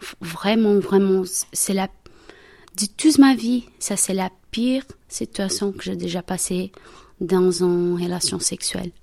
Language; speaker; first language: French; non-native, learner; Portuguese